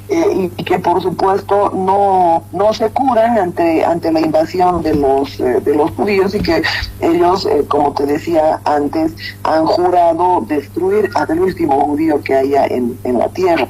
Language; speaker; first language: Spanish; native; Spanish